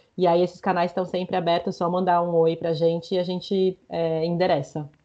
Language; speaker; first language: Portuguese; early bilingual, other home language; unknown